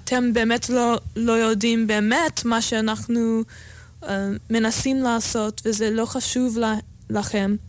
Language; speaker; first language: Hebrew; non-native, fluent; English